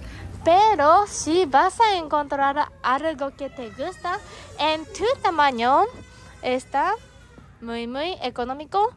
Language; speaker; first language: Spanish; non-native, learner; Japanese